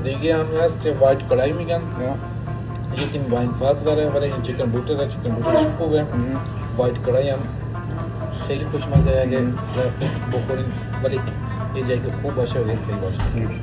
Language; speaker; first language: Persian; non-native, fluent; Urdu